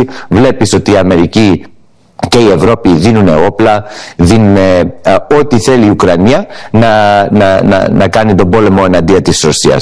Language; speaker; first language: Greek; early bilingual, heritage; English